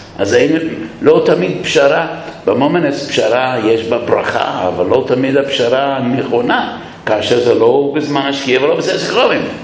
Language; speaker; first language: Hebrew; non-native, fluent; English